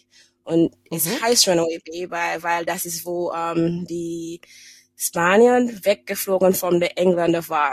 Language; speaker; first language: German; non-native, fluent; English